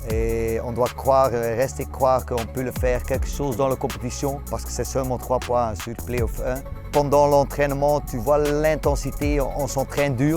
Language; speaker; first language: French; non-native, local second language; Dutch